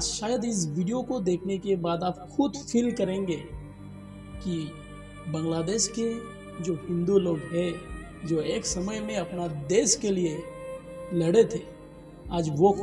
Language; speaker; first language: Hindi; non-native, local second language; Bangla